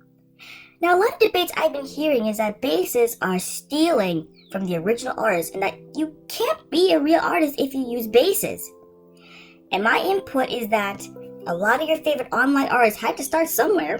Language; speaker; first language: English; native; English